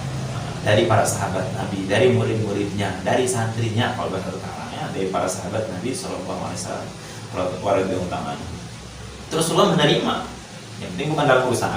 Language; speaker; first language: Indonesian; native; Indonesian